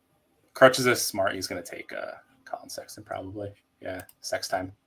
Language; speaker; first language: English; native; English